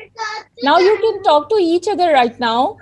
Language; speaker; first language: English; non-native, local second language; Urdu